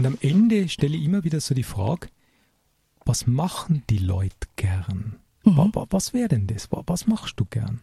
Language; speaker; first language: German; native; German